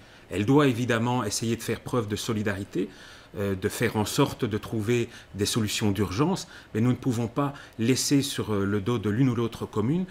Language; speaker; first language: French; native; French